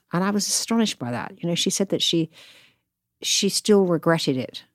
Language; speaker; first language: English; native; English